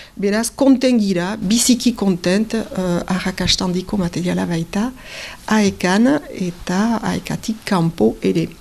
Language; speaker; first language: Basque; native; Basque